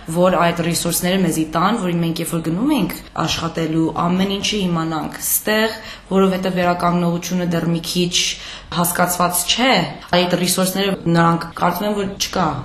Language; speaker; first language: Armenian; early bilingual, heritage; Armenian